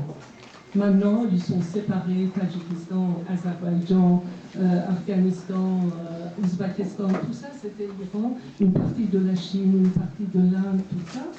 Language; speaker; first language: French; non-native, fluent; Persian